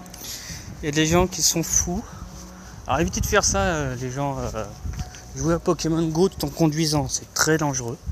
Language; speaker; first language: French; native; French